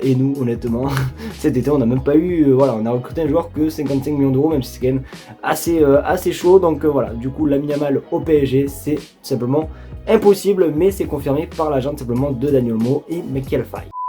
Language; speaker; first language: French; native; French